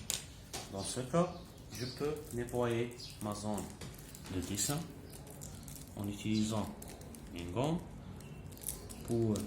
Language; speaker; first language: French; non-native, local second language; Arabic